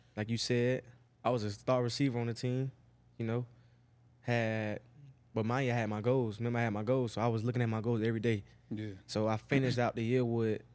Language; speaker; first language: English; native; English